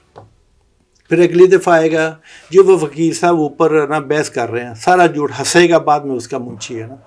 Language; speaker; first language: Urdu; non-native, local second language; Punjabi